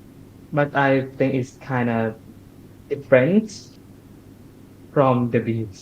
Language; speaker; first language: English; non-native, learner; Thai